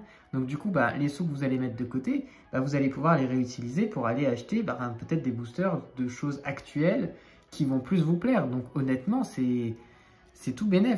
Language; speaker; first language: French; native; French